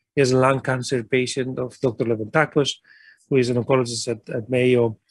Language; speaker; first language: English; non-native, fluent; Greek